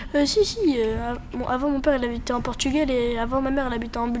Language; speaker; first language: French; early bilingual, other home language; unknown